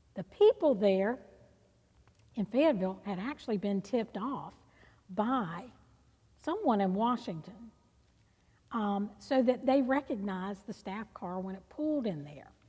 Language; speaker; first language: English; native; English